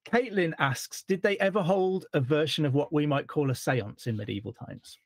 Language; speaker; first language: English; native; English